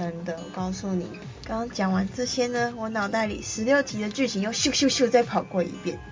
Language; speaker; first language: Chinese; native; Chinese